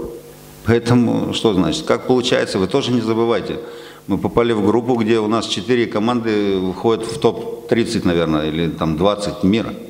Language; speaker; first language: Russian; native; Russian